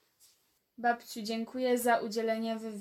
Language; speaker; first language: Polish; native; Polish